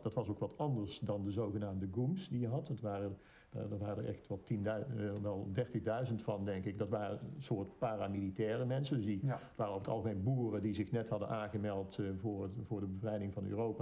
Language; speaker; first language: Dutch; native; Dutch